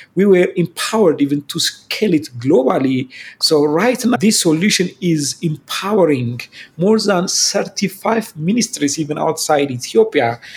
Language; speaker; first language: English; non-native, fluent; Amharic